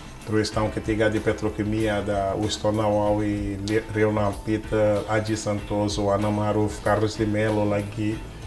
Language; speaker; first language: Indonesian; non-native, fluent; Portuguese